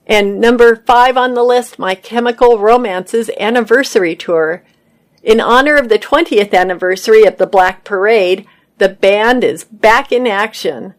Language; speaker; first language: English; native; English